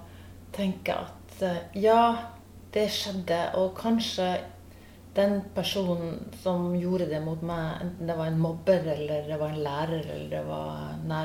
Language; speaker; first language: Norwegian; native; Norwegian